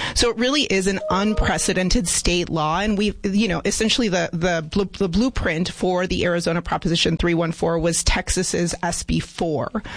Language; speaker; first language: English; early bilingual, other home language; Spanish